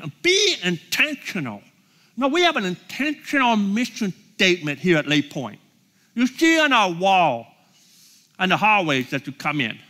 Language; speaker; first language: English; native; English